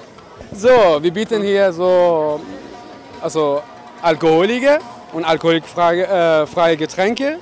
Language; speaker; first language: German; non-native, learner; Persian